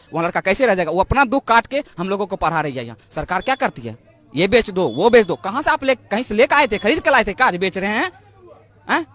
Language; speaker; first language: Hindi; native; Hindi